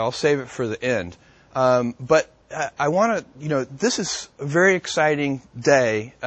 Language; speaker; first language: English; native; English